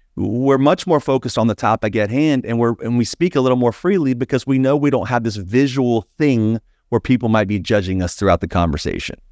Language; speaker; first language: English; native; English